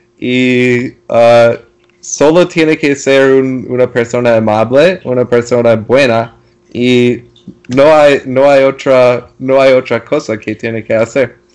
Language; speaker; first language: Spanish; non-native, learner; English